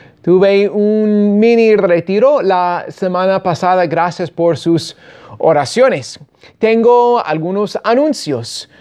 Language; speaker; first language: Spanish; non-native, fluent; English